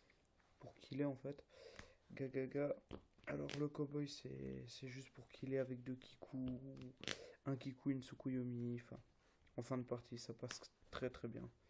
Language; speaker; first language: French; native; French